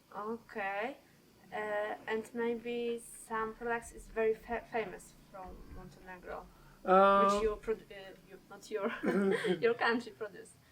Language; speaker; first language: English; non-native, learner; Polish